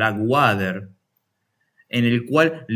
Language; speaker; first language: Spanish; native; Spanish